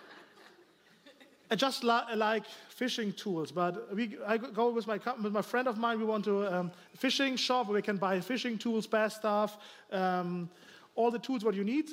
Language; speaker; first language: English; non-native, learner; German